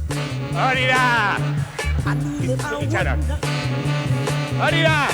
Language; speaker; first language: Basque; non-native, local second language; Spanish